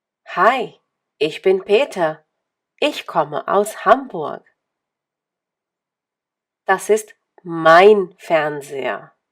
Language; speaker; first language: German; non-native, fluent; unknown